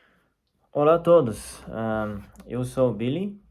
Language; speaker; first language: Portuguese; non-native, fluent; Chinese